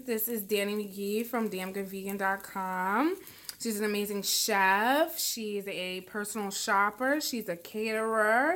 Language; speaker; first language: English; native; English